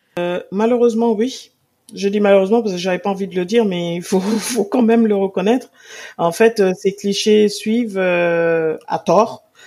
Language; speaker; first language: French; non-native, local second language; Wolof